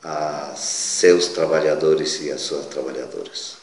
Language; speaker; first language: Portuguese; non-native, fluent; Spanish